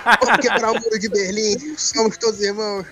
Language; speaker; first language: Portuguese; native; Portuguese